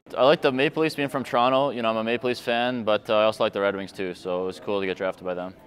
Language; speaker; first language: English; native; English